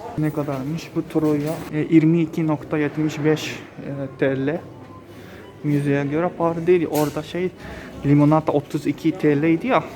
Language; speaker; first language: Turkish; non-native, fluent; Japanese